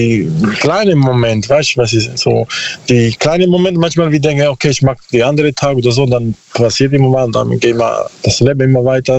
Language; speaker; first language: German; non-native, learner; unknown